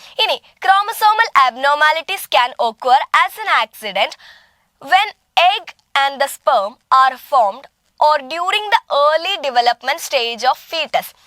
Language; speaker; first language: English; non-native, local second language; Malayalam